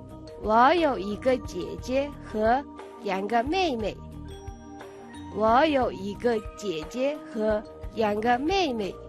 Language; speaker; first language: Chinese; non-native, fluent; Mongolian